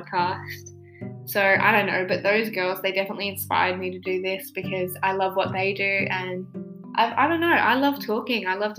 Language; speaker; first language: English; native; English